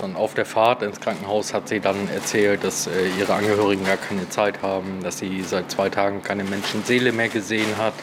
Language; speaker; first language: German; native; German